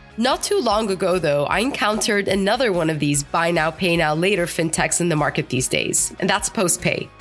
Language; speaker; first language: English; non-native, fluent; Arabic